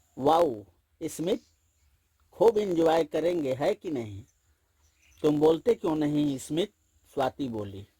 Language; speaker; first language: Hindi; native; Hindi